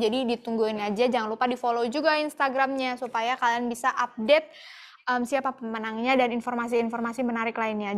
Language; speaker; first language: Indonesian; native; Indonesian